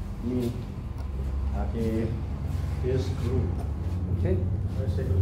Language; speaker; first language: Spanish; non-native, learner; Korean